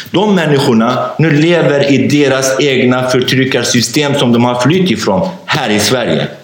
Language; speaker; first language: Swedish; non-native, fluent; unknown